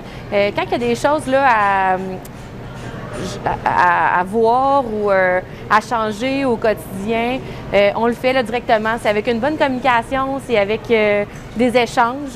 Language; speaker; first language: French; native; French